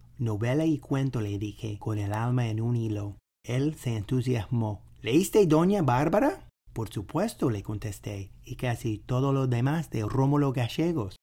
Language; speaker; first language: Spanish; non-native, fluent; English